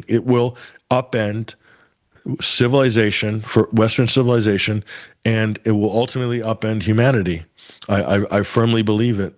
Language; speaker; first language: English; native; English